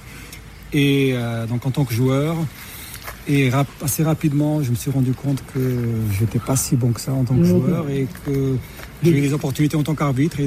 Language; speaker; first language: French; non-native, fluent; Portuguese